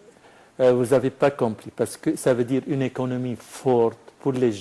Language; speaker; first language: French; non-native, fluent; Arabic